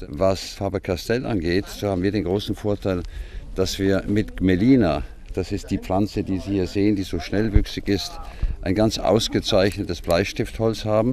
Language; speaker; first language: German; native; German